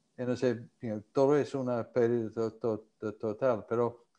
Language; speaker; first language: Spanish; non-native, fluent; English